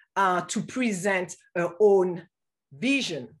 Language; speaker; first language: English; non-native, fluent; French